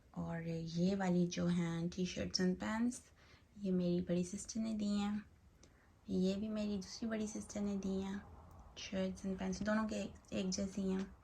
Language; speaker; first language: Urdu; native; Urdu